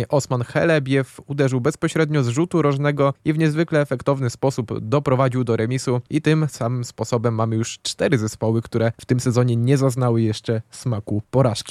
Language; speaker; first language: Polish; native; Polish